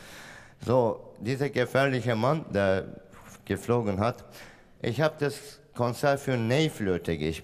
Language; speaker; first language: German; non-native, fluent; Turkish